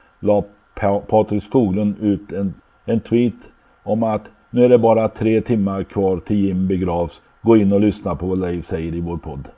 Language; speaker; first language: Swedish; native; Swedish